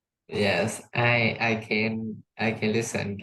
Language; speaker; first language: English; non-native, learner; Vietnamese